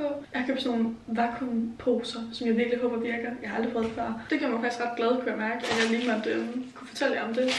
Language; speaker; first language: Danish; native; Danish